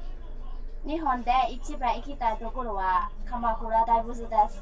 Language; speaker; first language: Japanese; non-native, learner; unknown